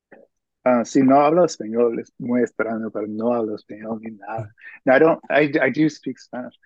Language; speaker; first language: English; native; English